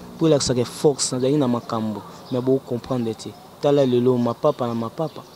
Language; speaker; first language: Lingala; native; Lingala